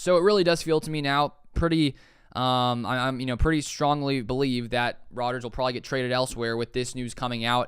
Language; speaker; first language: English; native; English